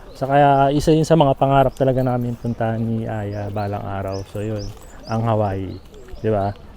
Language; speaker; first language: Filipino; native; Filipino